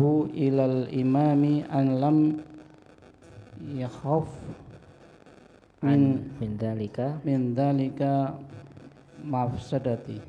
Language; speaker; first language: Arabic; non-native, learner; Indonesian